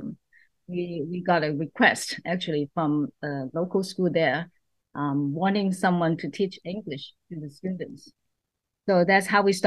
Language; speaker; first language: English; non-native, local second language; Cantonese